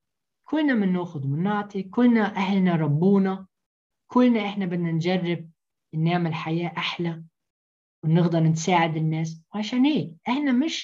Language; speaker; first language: Arabic; early bilingual, heritage; Arabic